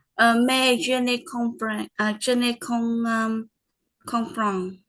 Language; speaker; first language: French; non-native, learner; Vietnamese